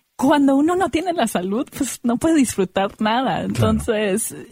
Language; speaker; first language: Spanish; early bilingual, heritage; Spanish